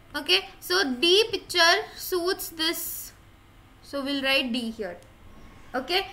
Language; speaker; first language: English; non-native, local second language; Hindi